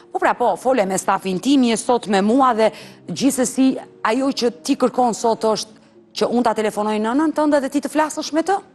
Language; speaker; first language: Albanian; native; Albanian